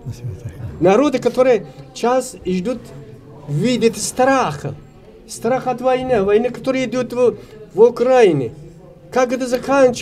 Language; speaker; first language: Russian; non-native, learner; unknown